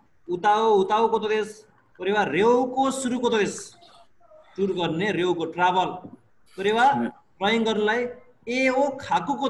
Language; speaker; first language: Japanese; non-native, fluent; Nepali